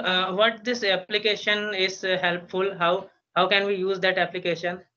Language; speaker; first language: English; non-native, learner; Hindi